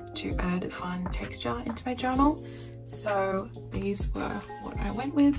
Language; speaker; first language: English; native; English